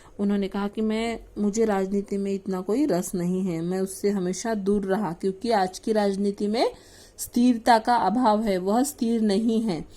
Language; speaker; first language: Hindi; non-native, local second language; Marathi